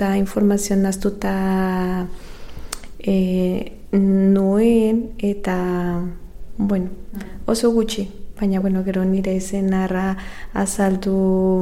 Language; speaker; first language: Basque; non-native, learner; Spanish